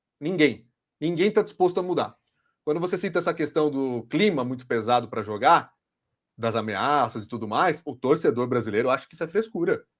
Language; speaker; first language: Portuguese; native; Portuguese